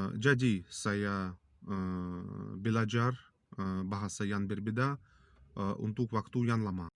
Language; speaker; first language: Indonesian; non-native, learner; Russian